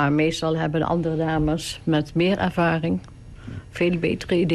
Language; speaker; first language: Dutch; native; Dutch